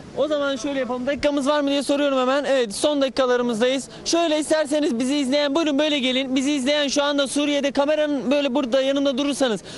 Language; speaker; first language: Turkish; native; Turkish